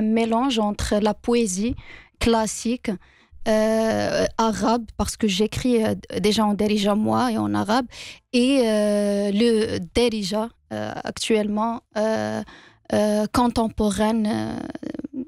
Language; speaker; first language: French; non-native, local second language; Arabic